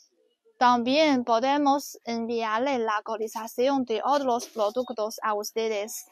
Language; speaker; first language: Spanish; non-native, learner; Chinese